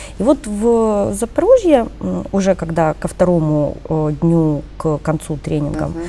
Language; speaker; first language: Russian; native; Russian